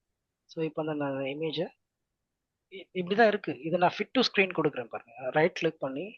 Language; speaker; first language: Tamil; native; Tamil